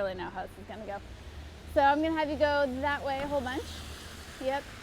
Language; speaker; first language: English; native; English